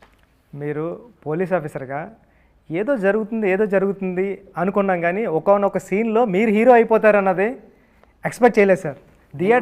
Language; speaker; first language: Telugu; native; Telugu